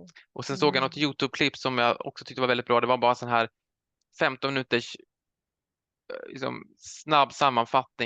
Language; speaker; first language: Swedish; native; Swedish